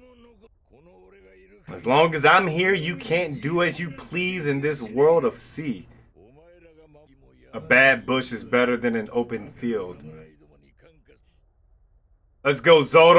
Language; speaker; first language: English; native; English